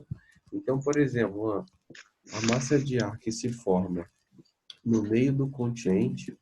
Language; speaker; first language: Portuguese; native; Portuguese